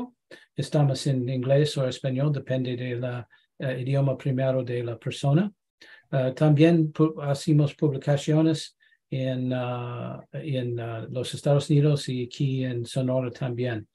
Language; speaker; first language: Spanish; non-native, learner; English